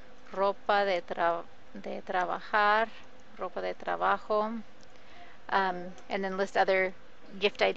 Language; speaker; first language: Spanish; non-native, fluent; English